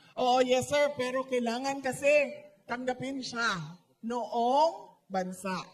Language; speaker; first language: Filipino; non-native, local second language; Cebuano